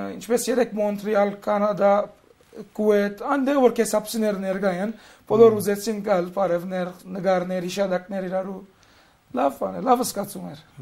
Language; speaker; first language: Armenian; early bilingual, heritage; Armenian